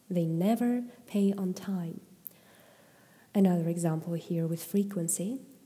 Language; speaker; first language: English; non-native, fluent; Russian